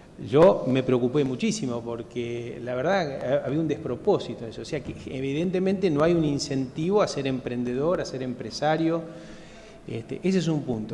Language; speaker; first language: Spanish; native; Spanish